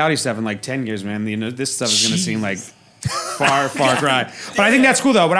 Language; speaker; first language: English; native; English